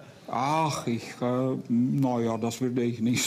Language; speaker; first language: German; non-native, fluent; Czech